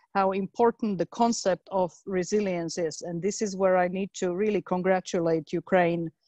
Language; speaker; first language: English; non-native, fluent; Slovak